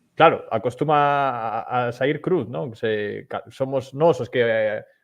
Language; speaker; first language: Galician; non-native, local second language; Spanish